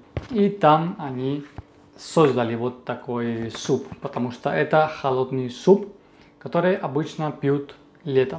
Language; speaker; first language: Russian; non-native, fluent; Spanish